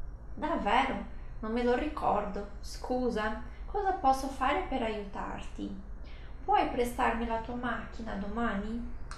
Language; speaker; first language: Italian; non-native, fluent; Portuguese